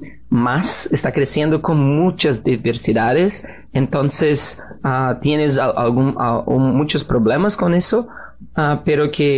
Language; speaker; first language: Spanish; non-native, learner; Portuguese